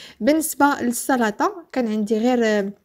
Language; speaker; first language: Arabic; native; Arabic